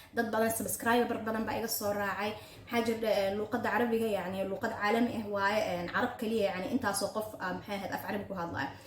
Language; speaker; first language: Somali; early bilingual, heritage; Somali